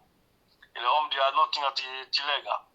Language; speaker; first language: Swedish; non-native, learner; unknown